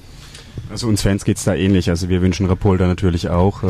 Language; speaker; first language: German; native; German